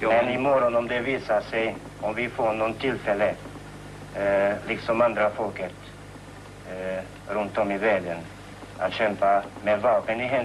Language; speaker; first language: Swedish; non-native, learner; Croatian